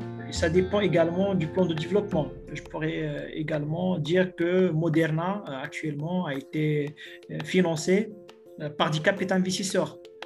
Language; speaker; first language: French; non-native, local second language; Arabic